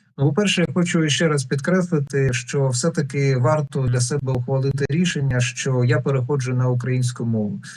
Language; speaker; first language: Ukrainian; non-native, local second language; Russian